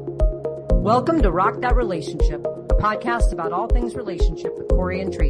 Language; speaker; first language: English; native; English